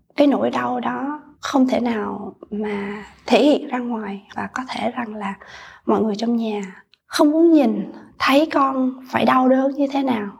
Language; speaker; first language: Vietnamese; native; Vietnamese